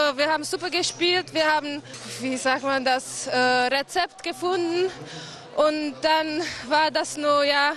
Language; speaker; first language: German; non-native, fluent; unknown